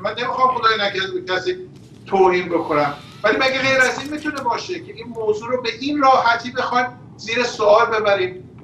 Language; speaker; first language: Persian; non-native, local second language; Azerbaijani